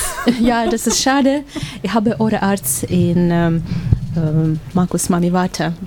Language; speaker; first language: German; non-native, learner; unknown